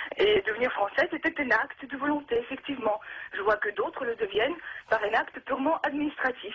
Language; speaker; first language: French; non-native, fluent; Russian